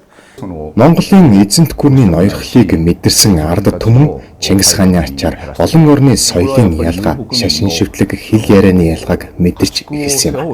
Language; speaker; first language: Mongolian; native; Mongolian